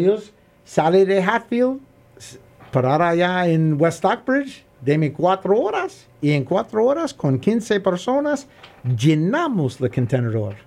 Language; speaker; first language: Spanish; non-native, learner; English